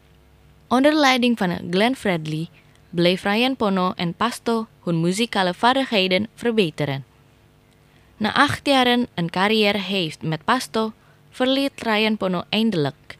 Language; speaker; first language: Dutch; non-native, learner; Indonesian